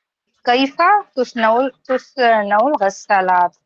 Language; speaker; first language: Arabic; non-native, learner; Urdu